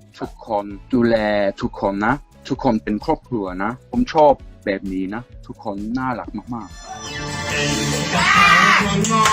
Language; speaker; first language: Thai; non-native, fluent; English